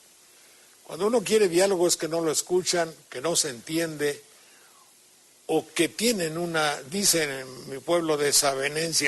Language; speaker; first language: Spanish; native; Spanish